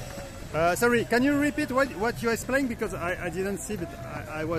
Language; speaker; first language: English; non-native, learner; French